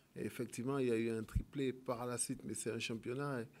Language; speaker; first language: French; native; French